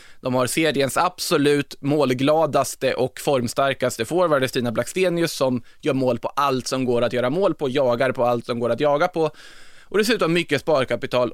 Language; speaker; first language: Swedish; native; Swedish